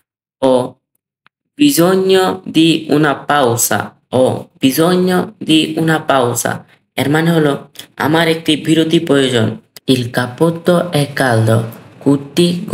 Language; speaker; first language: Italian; non-native, fluent; Bangla